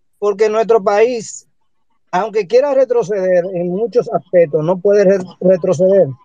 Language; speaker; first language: Spanish; native; Spanish